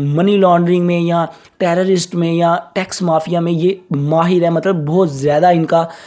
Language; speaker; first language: Urdu; native; Urdu